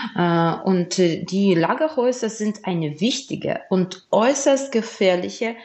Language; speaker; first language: German; non-native, fluent; Ukrainian